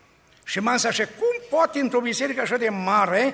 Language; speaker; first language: Romanian; native; Romanian